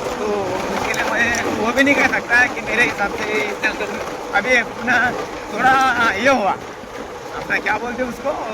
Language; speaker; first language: Hindi; non-native, local second language; Marathi